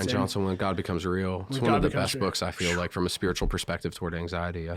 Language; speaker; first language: English; native; English